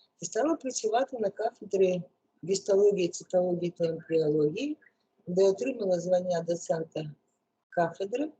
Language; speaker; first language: Ukrainian; non-native, local second language; Russian